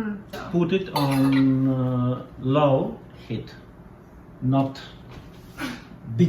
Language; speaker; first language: English; non-native, learner; Russian